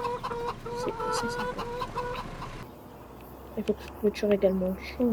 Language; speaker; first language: French; native; French